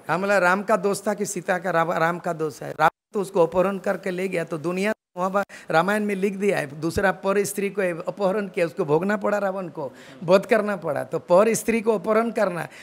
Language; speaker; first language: Hindi; native; Hindi